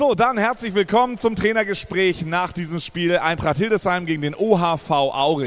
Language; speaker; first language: German; native; German